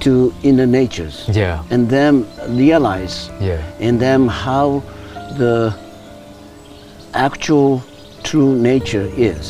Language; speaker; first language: English; non-native, learner; Japanese